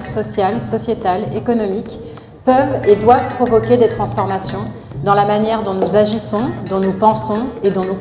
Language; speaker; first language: French; native; French